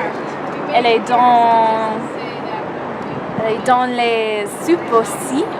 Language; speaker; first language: French; non-native, learner; English